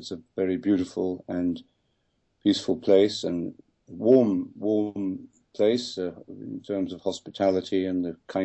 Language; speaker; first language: English; native; English